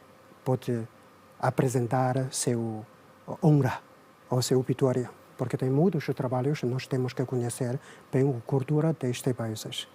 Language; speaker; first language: Portuguese; non-native, learner; Chinese